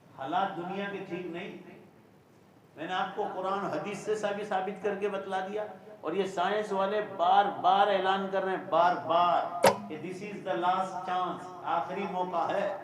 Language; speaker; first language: Urdu; non-native, local second language; Gujarati